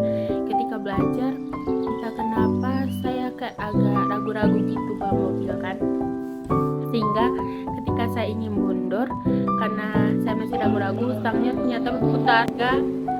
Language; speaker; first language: Indonesian; non-native, local second language; Minangkabau